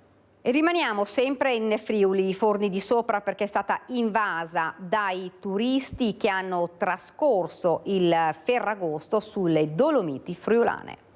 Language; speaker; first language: Italian; native; Italian